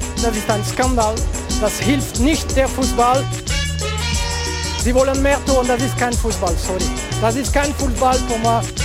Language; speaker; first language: German; non-native, fluent; French